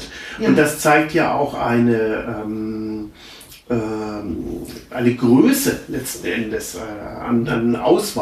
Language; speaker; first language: German; native; German